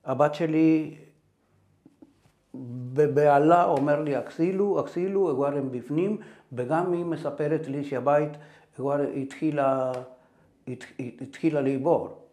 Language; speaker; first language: Hebrew; non-native, fluent; Spanish